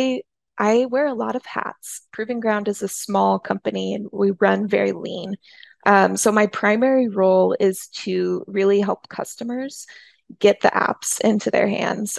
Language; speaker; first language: English; native; English